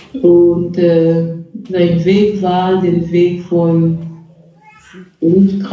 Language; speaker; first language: German; non-native, fluent; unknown